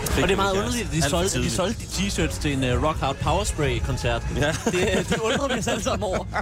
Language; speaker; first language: Danish; native; Danish